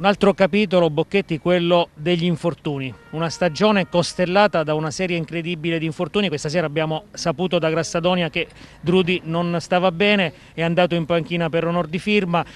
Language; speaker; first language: Italian; native; Italian